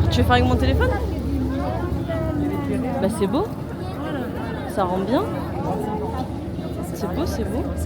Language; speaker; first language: French; native; French